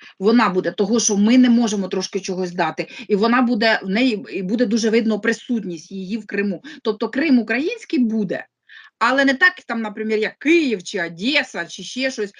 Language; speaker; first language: Ukrainian; non-native, local second language; Russian